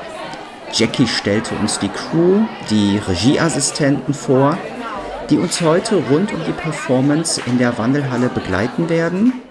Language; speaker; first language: German; native; German